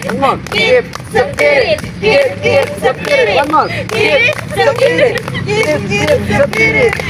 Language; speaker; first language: English; non-native, learner; Indonesian